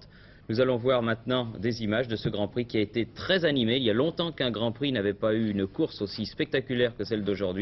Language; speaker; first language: French; native; French